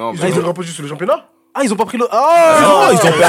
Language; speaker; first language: French; native; French